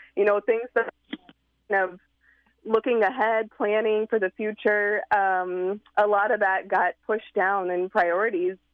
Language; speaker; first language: English; native; English